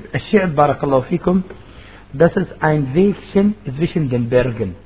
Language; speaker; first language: German; non-native, fluent; Arabic